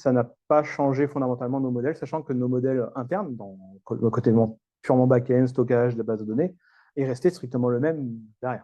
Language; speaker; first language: French; native; French